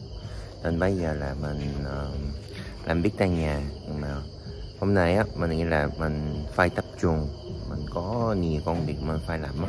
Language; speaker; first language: Vietnamese; non-native, learner; Korean